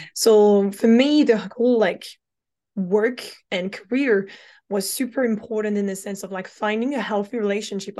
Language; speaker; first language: English; non-native, fluent; French